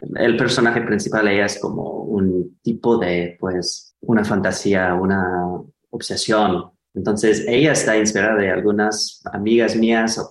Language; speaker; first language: Spanish; non-native, fluent; English